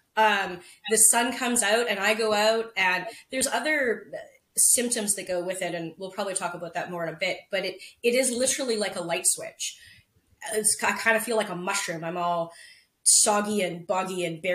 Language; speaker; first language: English; native; English